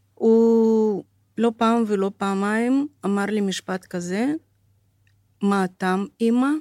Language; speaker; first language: Hebrew; non-native, fluent; Russian